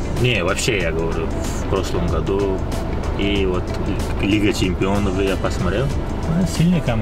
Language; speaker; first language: Russian; non-native, learner; Uzbek